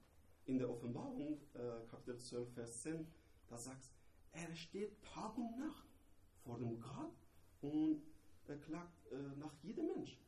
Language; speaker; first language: German; non-native, learner; Persian